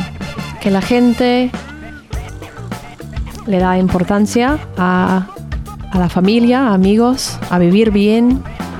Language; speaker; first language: Spanish; non-native, learner; English